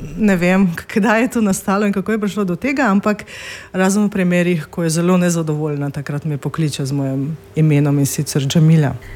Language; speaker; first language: Slovenian; non-native, fluent; Russian